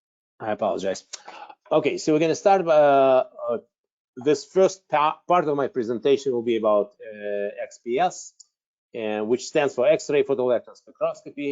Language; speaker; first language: English; non-native, fluent; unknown